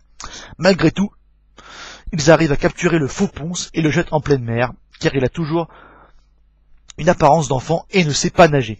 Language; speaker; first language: French; native; French